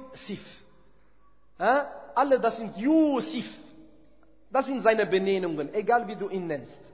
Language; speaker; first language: German; non-native, fluent; Arabic